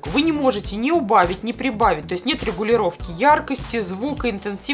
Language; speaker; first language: Russian; native; Russian